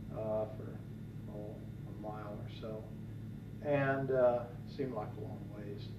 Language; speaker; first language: English; native; English